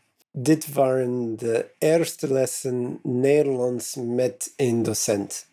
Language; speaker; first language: Dutch; non-native, learner; English